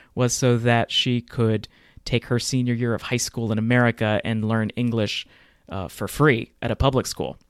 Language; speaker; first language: English; native; English